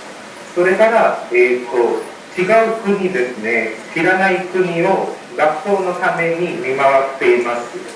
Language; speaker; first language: Japanese; non-native, fluent; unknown